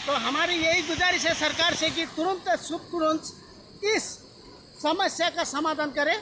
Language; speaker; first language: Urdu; non-native, local second language; Bangla